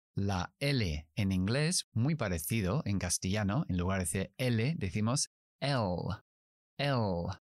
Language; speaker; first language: Spanish; non-native, fluent; English